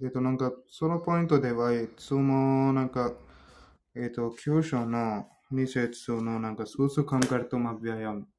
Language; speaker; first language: Japanese; non-native, fluent; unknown